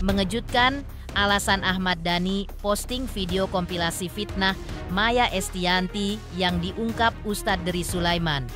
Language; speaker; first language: Indonesian; native; Indonesian